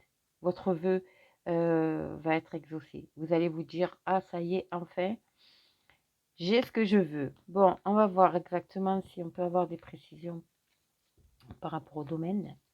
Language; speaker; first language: French; native; French